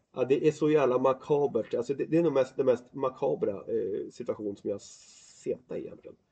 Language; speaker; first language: Swedish; native; Swedish